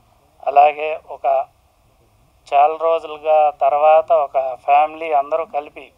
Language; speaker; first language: Telugu; native; Telugu